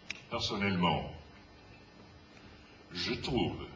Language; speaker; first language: French; non-native, fluent; English